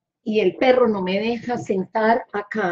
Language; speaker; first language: Spanish; native; Spanish